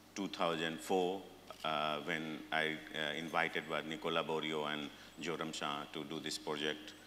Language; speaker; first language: English; non-native, local second language; Hindi